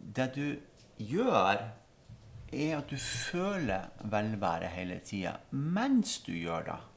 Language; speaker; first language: Norwegian; native; Norwegian